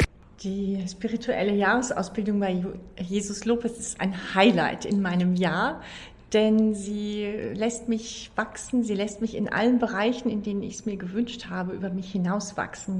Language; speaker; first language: German; native; German